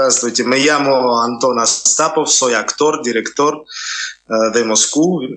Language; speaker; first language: Spanish; non-native, fluent; Russian